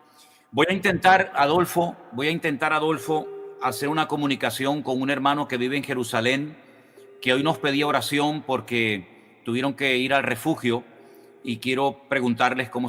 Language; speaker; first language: Spanish; native; Spanish